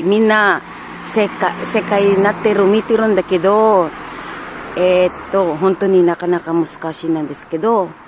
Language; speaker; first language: Japanese; non-native, learner; Filipino